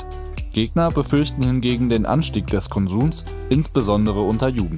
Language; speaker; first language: German; native; German